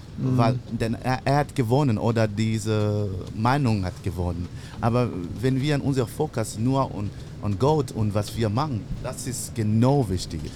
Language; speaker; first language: German; non-native, learner; English